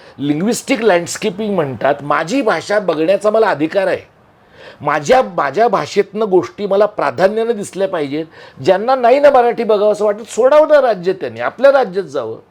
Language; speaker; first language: Marathi; native; Marathi